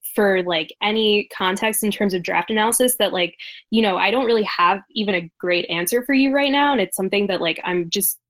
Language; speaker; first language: English; native; English